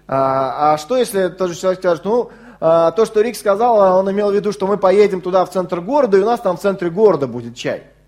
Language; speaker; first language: Russian; native; Russian